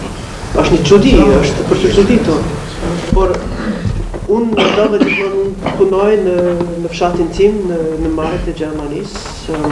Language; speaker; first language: Albanian; non-native, fluent; English